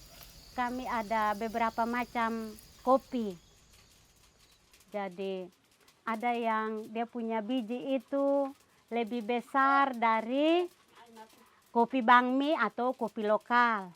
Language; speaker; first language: Indonesian; non-native, local second language; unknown